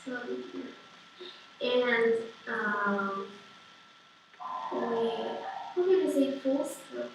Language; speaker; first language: English; non-native, learner; Portuguese